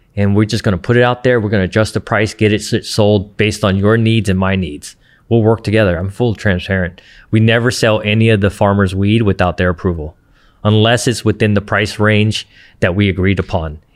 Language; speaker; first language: English; native; English